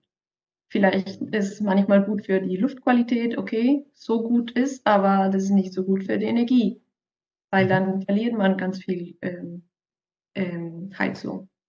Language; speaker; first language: German; non-native, fluent; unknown